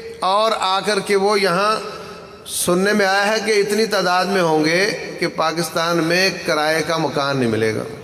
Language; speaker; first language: Urdu; non-native, local second language; Punjabi